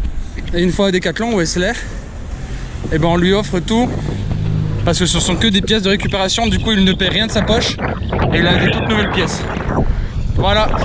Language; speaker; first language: French; native; French